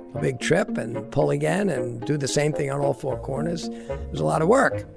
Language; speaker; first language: English; native; English